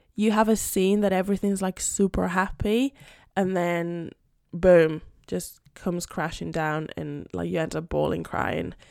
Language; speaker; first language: English; non-native, fluent; Spanish